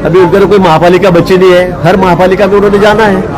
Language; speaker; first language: Hindi; non-native, local second language; Marathi